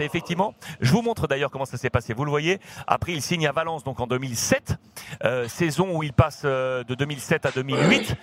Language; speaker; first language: French; native; French